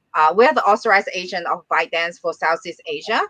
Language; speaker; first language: English; non-native, fluent; Chinese